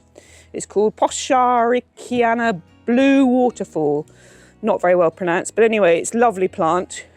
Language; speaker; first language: English; native; English